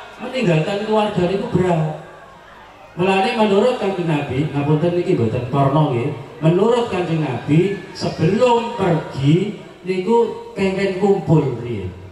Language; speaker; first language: Javanese; native; Javanese